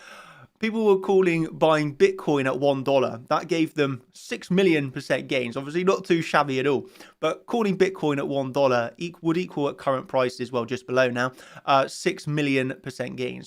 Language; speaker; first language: English; native; English